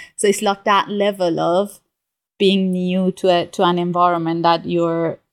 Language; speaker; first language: English; non-native, fluent; Persian